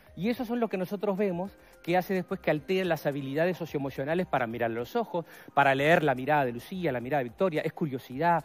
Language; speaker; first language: Spanish; native; Spanish